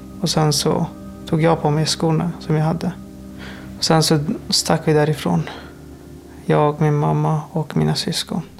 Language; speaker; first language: Swedish; non-native, fluent; Persian